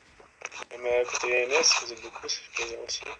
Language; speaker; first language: French; native; French